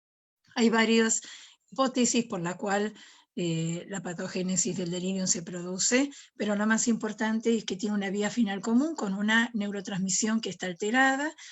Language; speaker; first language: Spanish; native; Spanish